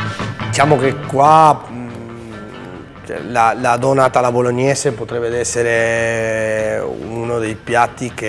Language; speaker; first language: Italian; non-native, fluent; Spanish